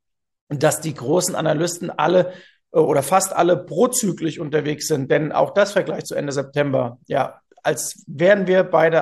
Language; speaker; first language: German; native; German